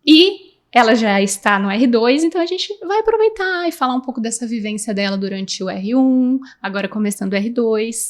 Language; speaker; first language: Portuguese; native; Portuguese